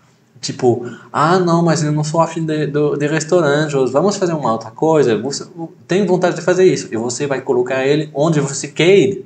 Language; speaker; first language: Portuguese; non-native, fluent; French